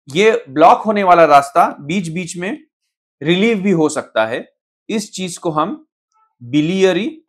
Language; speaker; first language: Hindi; non-native, local second language; Marathi